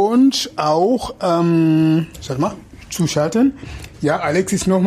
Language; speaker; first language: German; non-native, fluent; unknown